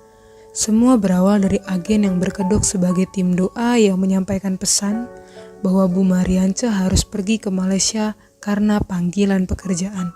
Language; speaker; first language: Indonesian; native; Indonesian